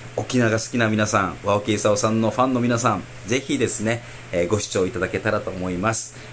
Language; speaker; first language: Japanese; native; Japanese